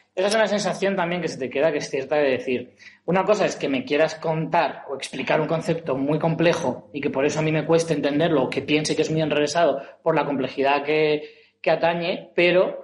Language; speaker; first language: Spanish; native; Spanish